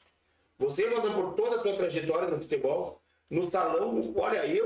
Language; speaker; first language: Portuguese; native; Portuguese